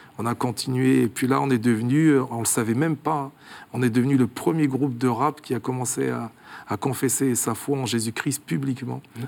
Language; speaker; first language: French; early bilingual, other home language; Kabuverdianu